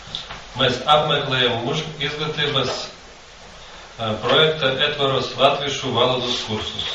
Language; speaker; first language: Latvian; non-native, learner; Russian